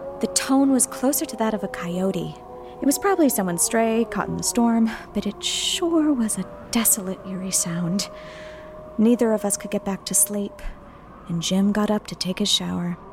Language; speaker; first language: English; native; English